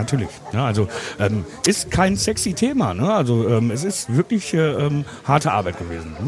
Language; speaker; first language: German; native; German